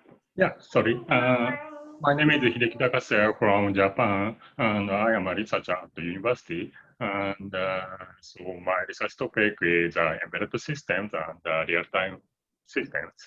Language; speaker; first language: English; non-native, learner; Japanese